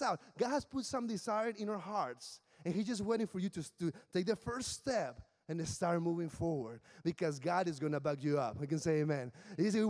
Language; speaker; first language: English; non-native, fluent; Spanish